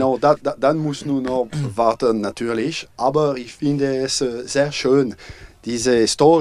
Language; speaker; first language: German; non-native, fluent; French